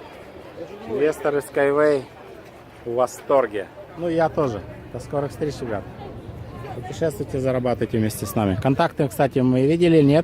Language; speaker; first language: Russian; native; Russian